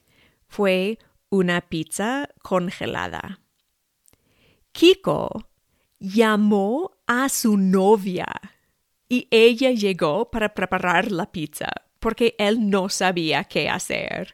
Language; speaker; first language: Spanish; non-native, fluent; English